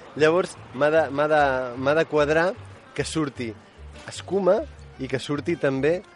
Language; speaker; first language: Catalan; native; Catalan